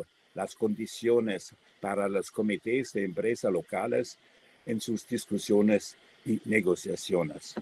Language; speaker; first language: Spanish; non-native, fluent; German